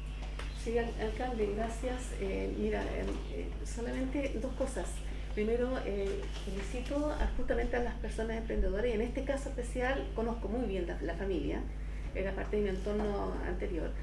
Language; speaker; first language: Spanish; native; Spanish